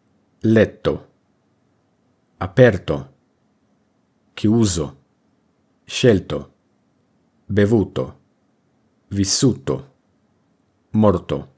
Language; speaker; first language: Italian; non-native, fluent; English